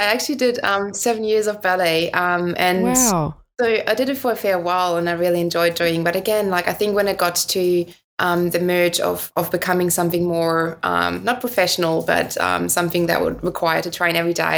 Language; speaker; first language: English; non-native, fluent; German